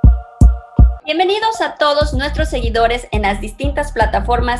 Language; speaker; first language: Spanish; native; Spanish